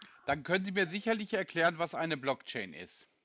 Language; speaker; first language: German; native; German